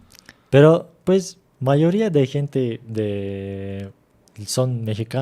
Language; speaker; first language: Spanish; non-native, learner; Turkish